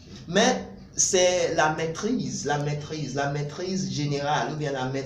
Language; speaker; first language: French; non-native, fluent; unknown